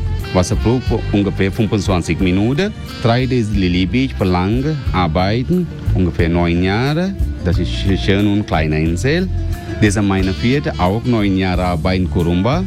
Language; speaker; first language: German; non-native, learner; Sinhala